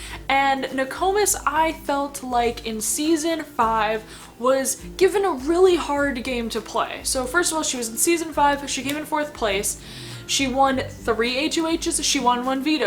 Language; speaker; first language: English; native; English